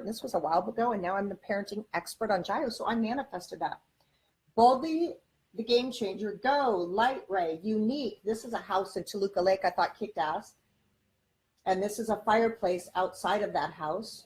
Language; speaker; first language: English; native; English